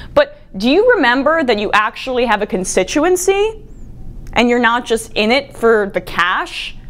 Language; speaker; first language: English; native; English